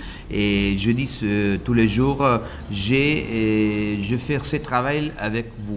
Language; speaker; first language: French; non-native, learner; Italian